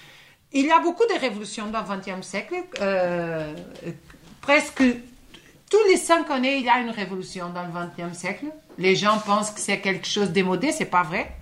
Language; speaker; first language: French; non-native, fluent; Portuguese